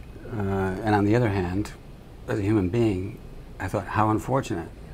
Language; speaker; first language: English; early bilingual, other home language; Spanish